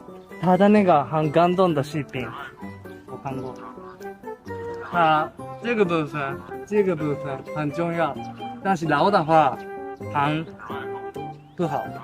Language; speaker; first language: Chinese; non-native, learner; Japanese